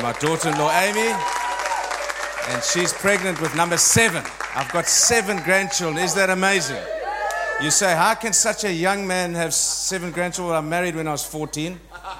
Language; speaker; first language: English; native; English